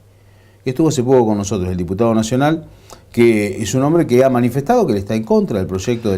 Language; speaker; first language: Spanish; native; Spanish